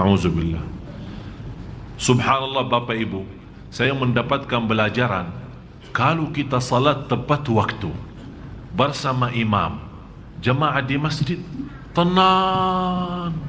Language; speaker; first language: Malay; non-native, fluent; Arabic